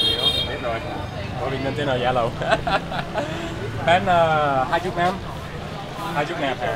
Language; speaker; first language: Vietnamese; non-native, learner; English